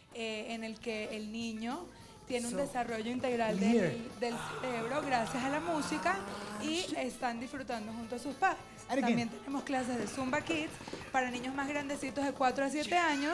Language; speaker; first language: Spanish; native; Spanish